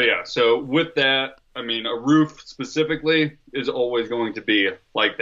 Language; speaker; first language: English; native; English